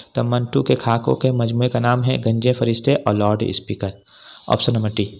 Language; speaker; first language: Urdu; native; Urdu